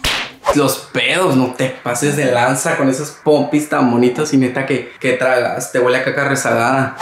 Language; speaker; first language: Spanish; native; Spanish